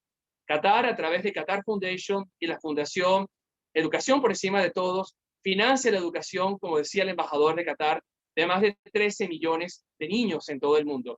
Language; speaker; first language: Spanish; native; Spanish